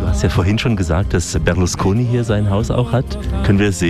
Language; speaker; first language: German; native; German